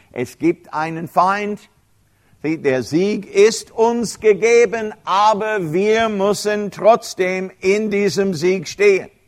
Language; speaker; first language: German; non-native, fluent; English